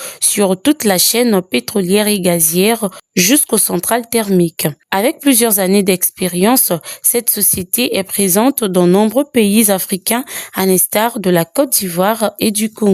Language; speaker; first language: French; native; French